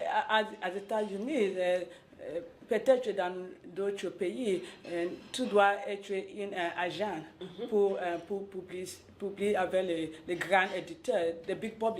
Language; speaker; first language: French; non-native, local second language; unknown